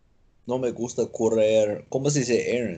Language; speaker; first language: Spanish; non-native, learner; English